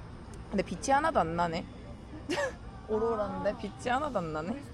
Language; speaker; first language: Korean; native; Korean